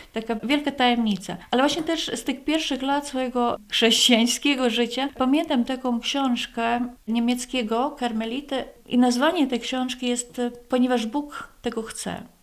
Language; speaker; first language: Polish; non-native, fluent; Latvian